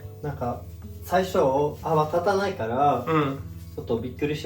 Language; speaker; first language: Japanese; non-native, fluent; Swedish